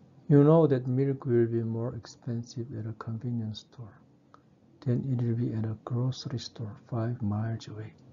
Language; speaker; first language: English; non-native, fluent; Korean